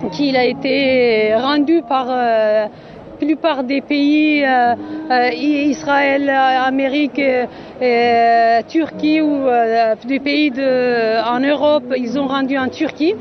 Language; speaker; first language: French; non-native, learner; Kurdish